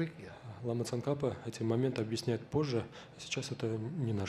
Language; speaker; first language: Russian; native; Russian